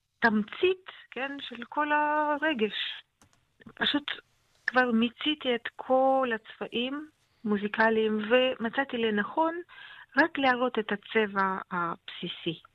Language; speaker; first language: Hebrew; non-native, fluent; Russian